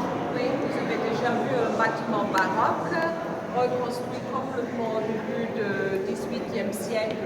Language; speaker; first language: French; non-native, fluent; German